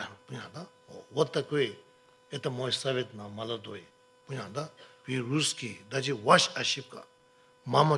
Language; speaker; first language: Russian; non-native, learner; Tibetan